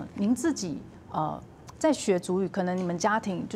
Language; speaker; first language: Chinese; native; Chinese